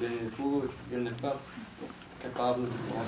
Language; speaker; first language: French; non-native, learner; Dutch